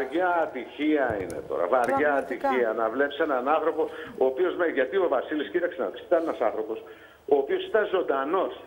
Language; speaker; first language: Greek; native; Greek